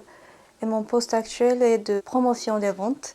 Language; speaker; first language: French; non-native, fluent; Japanese